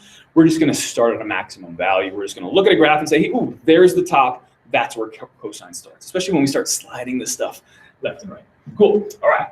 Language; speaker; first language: English; native; English